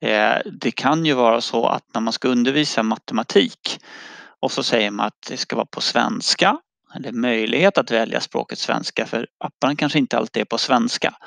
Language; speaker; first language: Swedish; native; Swedish